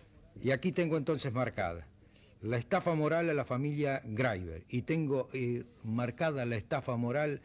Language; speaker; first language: Spanish; native; Spanish